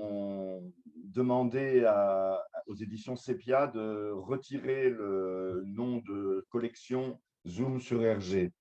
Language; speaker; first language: French; native; French